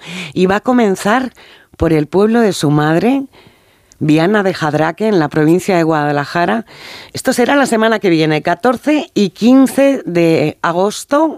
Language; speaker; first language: Spanish; native; Spanish